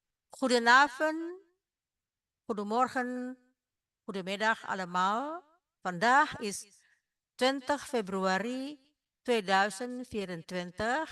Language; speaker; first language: Dutch; non-native, fluent; Indonesian